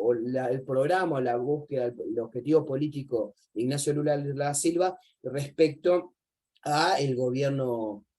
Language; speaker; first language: Spanish; native; Spanish